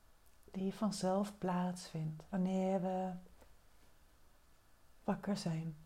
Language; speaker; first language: Dutch; native; Dutch